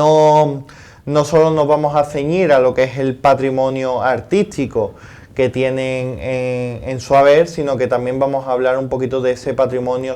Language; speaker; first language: Spanish; native; Spanish